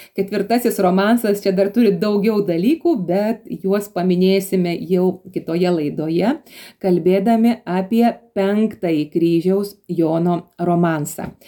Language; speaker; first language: Lithuanian; native; Lithuanian